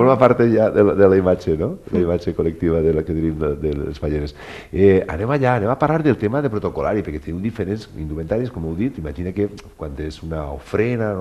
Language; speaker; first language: Catalan; native; Catalan